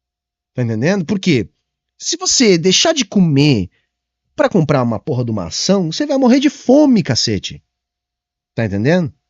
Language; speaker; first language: Portuguese; native; Portuguese